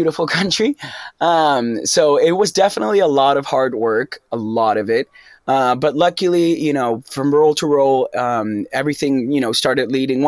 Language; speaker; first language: English; non-native, fluent; Spanish